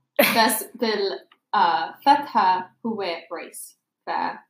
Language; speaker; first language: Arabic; non-native, learner; English